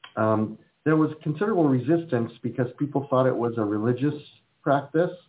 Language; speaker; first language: English; native; English